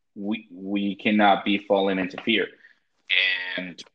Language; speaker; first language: English; early bilingual, other home language; Spanish